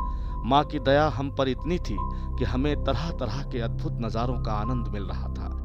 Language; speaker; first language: Hindi; native; Hindi